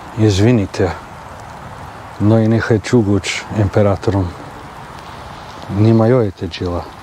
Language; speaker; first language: Russian; non-native, learner; English